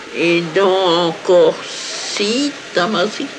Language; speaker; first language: French; native; French